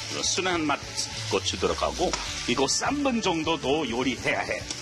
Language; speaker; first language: Korean; non-native, learner; English